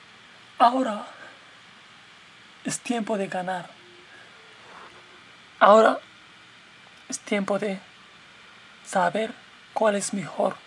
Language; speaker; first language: Spanish; non-native, learner; English